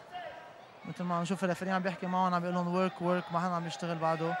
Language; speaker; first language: Arabic; native; Arabic